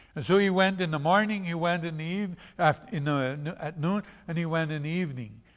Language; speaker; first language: English; non-native, fluent; Portuguese